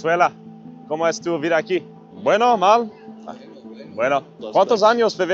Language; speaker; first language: Spanish; non-native, learner; English